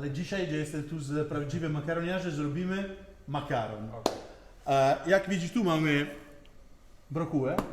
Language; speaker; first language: Polish; non-native, learner; Italian